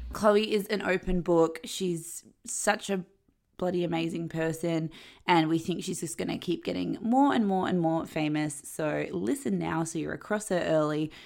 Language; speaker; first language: English; native; English